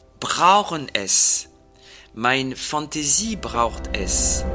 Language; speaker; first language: German; non-native, fluent; French